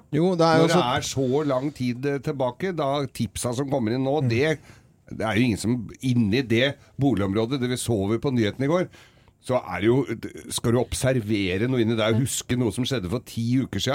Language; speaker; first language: Norwegian; native; Norwegian